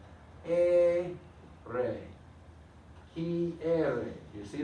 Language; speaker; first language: Spanish; non-native, fluent; English